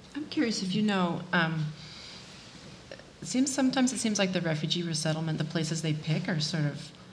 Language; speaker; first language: English; native; English